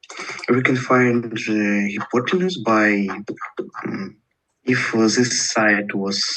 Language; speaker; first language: English; non-native, learner; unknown